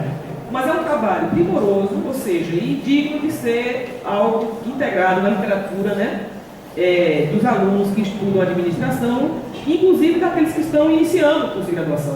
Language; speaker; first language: Portuguese; native; Portuguese